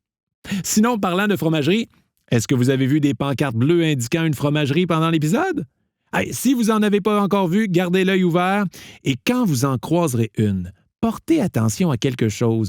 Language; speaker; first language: French; native; French